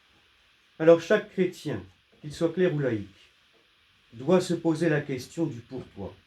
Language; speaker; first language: French; native; French